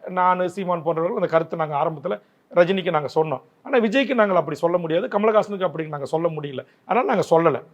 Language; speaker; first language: Tamil; native; Tamil